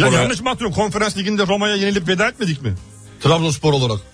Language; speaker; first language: Turkish; native; Turkish